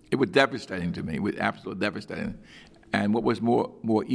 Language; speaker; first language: English; native; English